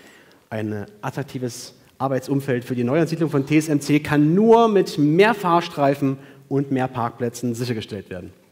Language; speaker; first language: German; native; German